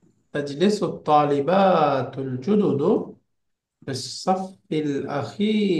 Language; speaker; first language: Arabic; non-native, learner; Bangla